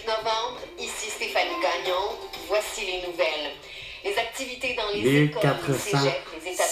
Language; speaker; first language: French; native; French